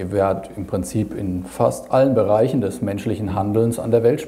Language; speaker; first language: German; native; German